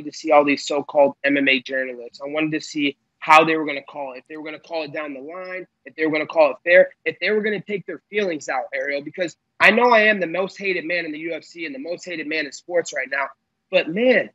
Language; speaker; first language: English; native; English